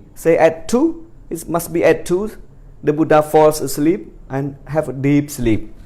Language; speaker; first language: English; non-native, fluent; Khmer